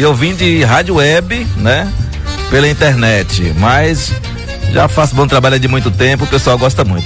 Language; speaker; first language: Portuguese; native; Portuguese